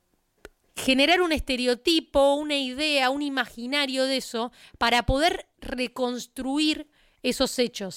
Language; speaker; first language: Spanish; native; Spanish